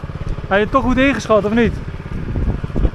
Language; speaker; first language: Dutch; native; Dutch